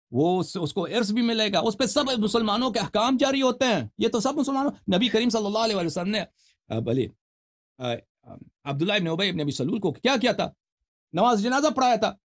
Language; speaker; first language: Urdu; non-native, fluent; Persian